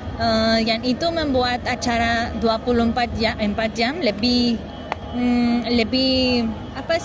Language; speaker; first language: Indonesian; non-native, learner; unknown